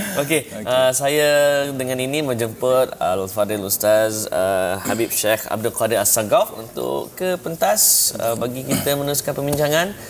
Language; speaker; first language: Malay; native; Malay